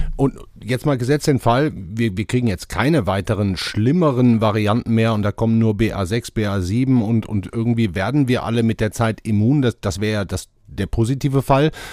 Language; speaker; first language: German; native; German